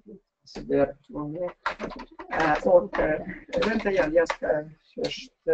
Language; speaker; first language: Swedish; non-native, fluent; Russian